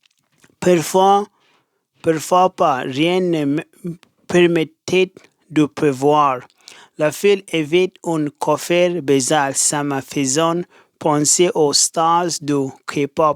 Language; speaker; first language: French; non-native, learner; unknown